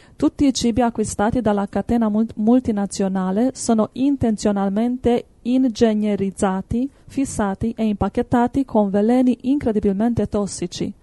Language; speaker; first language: Italian; native; Italian